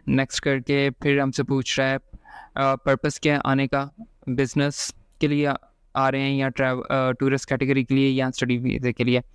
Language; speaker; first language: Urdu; native; Urdu